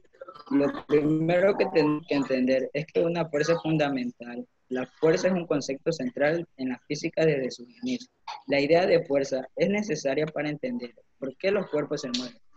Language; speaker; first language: Spanish; native; Spanish